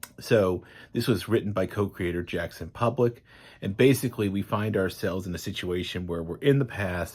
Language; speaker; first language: English; native; English